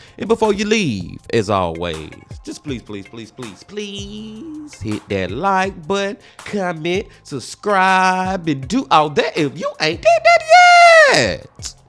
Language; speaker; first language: English; native; English